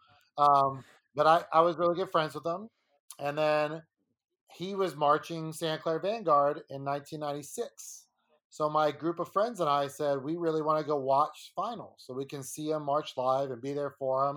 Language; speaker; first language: English; native; English